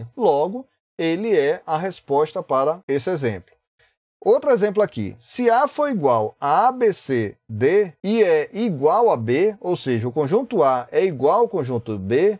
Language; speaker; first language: Portuguese; native; Portuguese